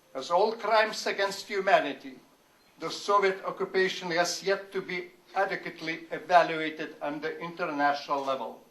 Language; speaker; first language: English; non-native, fluent; Lithuanian